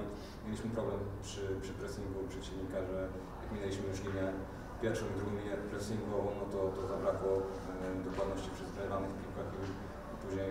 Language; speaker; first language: Polish; native; Polish